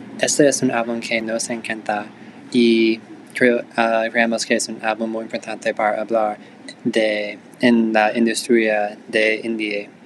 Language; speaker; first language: Spanish; non-native, learner; English